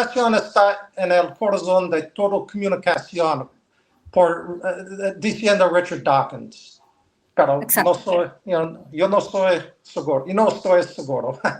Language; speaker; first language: Spanish; non-native, learner; English